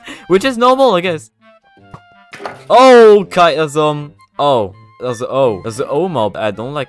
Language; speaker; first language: English; non-native, fluent; French